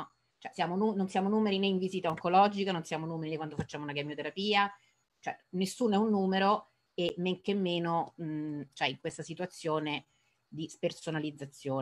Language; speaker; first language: Italian; native; Italian